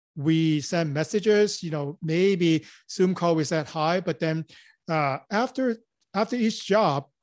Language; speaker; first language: English; non-native, local second language; Cantonese